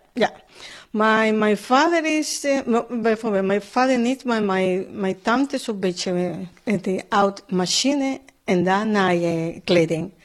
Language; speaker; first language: Dutch; non-native, learner; Spanish